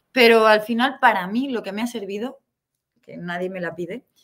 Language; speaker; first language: Spanish; native; Spanish